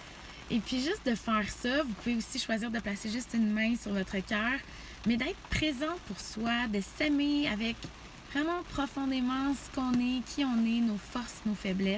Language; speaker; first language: French; native; French